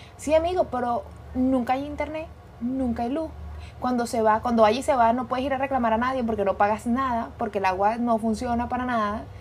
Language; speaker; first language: Spanish; native; Spanish